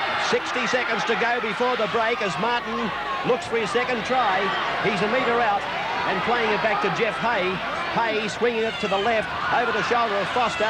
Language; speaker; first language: English; native; English